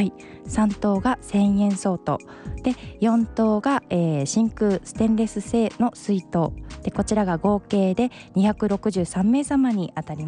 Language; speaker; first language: Japanese; native; Japanese